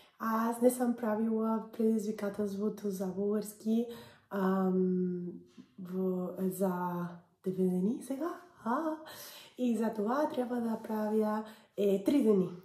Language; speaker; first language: Bulgarian; non-native, learner; English